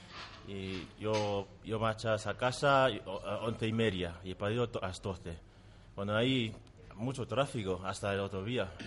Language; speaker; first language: Spanish; non-native, learner; Tongan